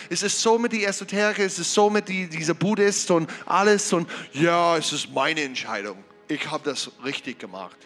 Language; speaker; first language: German; non-native, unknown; English